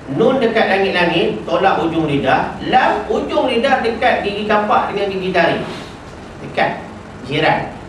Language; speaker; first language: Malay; native; Malay